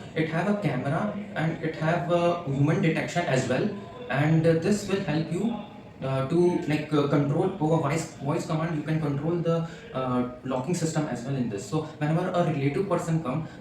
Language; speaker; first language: English; non-native, local second language; Hindi